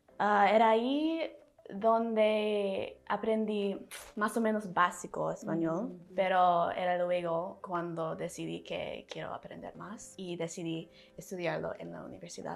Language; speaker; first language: Spanish; non-native, fluent; English